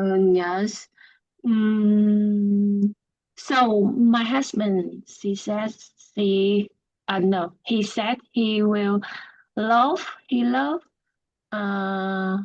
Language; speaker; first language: English; non-native, learner; Vietnamese